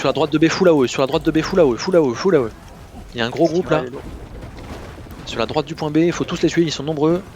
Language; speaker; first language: French; native; French